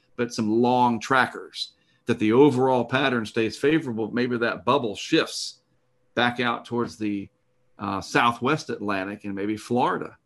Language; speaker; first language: English; native; English